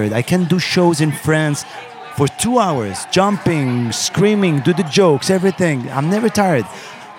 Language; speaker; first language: English; non-native, fluent; Arabic